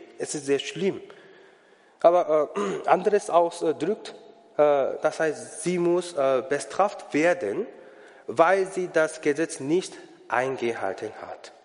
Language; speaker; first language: German; non-native, learner; Korean